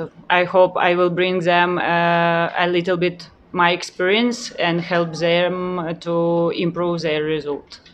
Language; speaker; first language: English; non-native, learner; Ukrainian